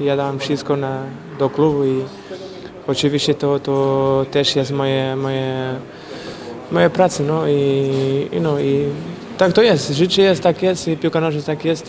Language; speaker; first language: Polish; non-native, fluent; Portuguese